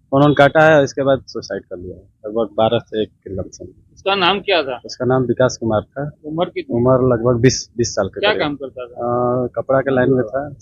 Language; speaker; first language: Hindi; native; Hindi